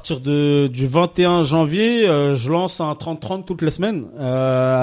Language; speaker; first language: French; native; French